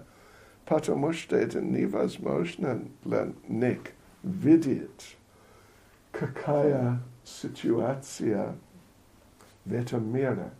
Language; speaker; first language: Russian; non-native, learner; English